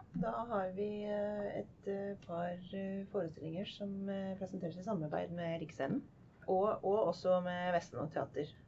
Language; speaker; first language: Norwegian; non-native, fluent; English